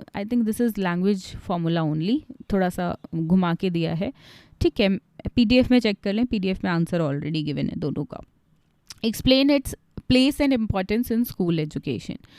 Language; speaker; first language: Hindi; native; Hindi